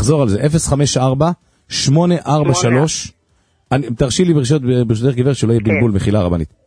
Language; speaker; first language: Hebrew; native; Hebrew